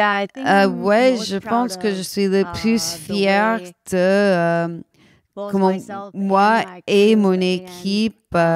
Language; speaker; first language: French; non-native, learner; English